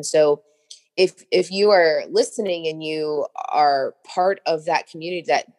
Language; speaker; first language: English; native; English